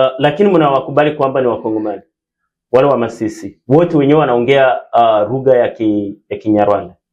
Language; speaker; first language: Swahili; non-native, local second language; Rundi